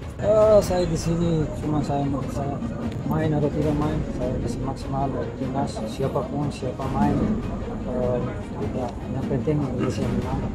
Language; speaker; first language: Indonesian; non-native, fluent; Dutch